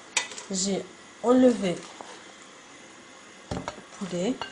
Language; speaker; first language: French; non-native, local second language; Arabic